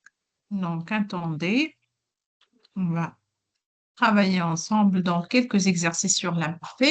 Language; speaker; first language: French; non-native, local second language; Arabic